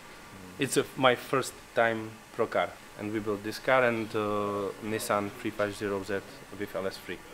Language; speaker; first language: English; non-native, learner; Czech